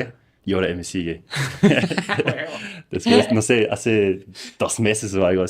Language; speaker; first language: Spanish; non-native, fluent; German